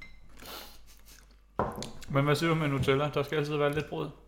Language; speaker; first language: Danish; native; Danish